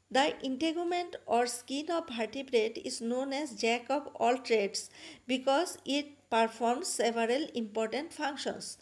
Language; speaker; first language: English; non-native, local second language; Assamese